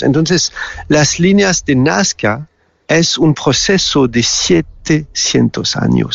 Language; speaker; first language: Spanish; non-native, learner; French